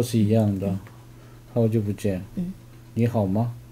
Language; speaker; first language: Chinese; non-native, fluent; Korean